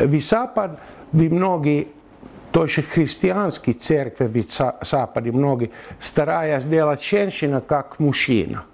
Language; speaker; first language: Russian; non-native, learner; Finnish